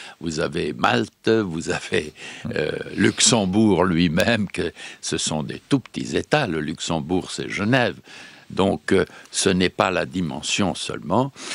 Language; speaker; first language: French; non-native, fluent; Serbian